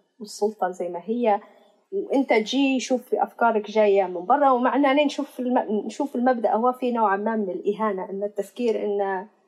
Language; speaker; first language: Arabic; native; Arabic